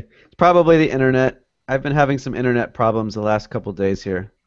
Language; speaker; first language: English; native; English